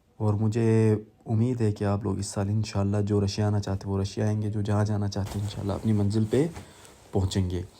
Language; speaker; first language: Urdu; non-native, local second language; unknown